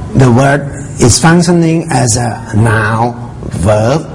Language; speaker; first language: English; non-native, fluent; Thai